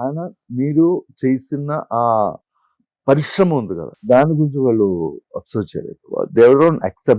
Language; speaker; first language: Telugu; non-native, fluent; Malayalam